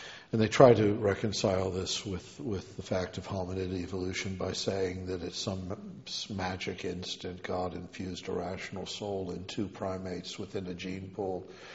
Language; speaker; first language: English; native; English